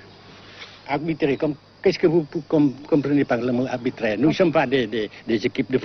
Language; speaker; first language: French; non-native, local second language; Vietnamese